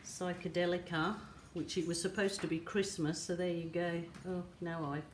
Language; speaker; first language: English; native; English